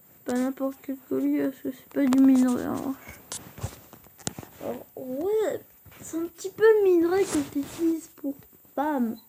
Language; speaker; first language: French; native; French